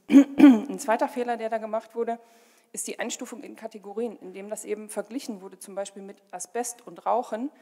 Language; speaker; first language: German; native; German